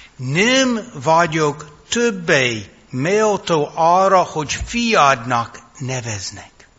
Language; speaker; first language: Hungarian; non-native, fluent; English